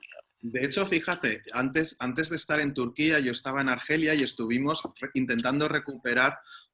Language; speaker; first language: Spanish; native; Spanish